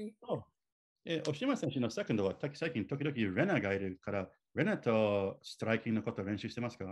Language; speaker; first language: Japanese; non-native, learner; English